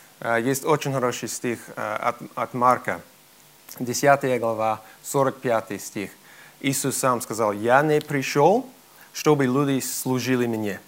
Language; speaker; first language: Russian; non-native, fluent; English